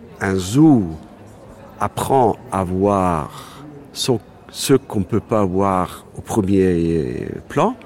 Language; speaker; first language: French; non-native, fluent; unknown